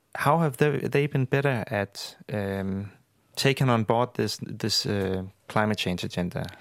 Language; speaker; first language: English; non-native, fluent; Danish